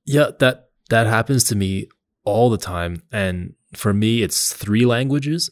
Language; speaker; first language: English; early bilingual, other home language; Cantonese